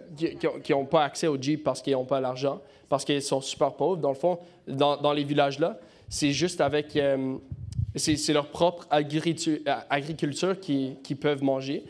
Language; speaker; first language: French; non-native, local second language; English